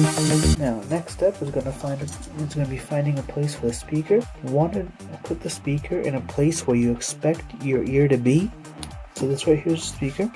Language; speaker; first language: English; native; English